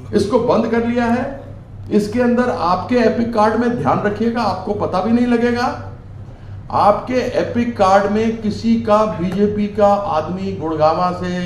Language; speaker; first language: Hindi; native; Hindi